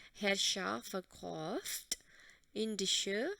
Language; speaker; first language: German; non-native, fluent; Hindi